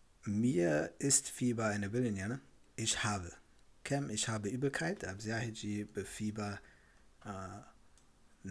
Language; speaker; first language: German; non-native, fluent; Tigrinya